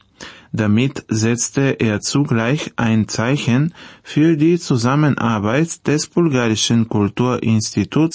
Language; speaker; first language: German; non-native, fluent; Bulgarian